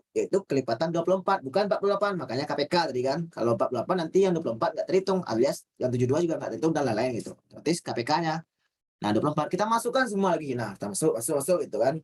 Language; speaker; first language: Indonesian; native; Indonesian